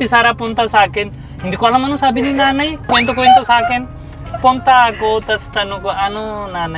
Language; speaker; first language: Filipino; non-native, learner; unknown